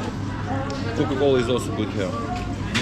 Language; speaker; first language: English; non-native, fluent; Macedonian